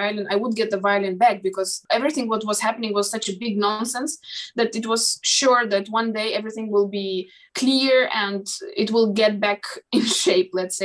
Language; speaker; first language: English; non-native, fluent; Romanian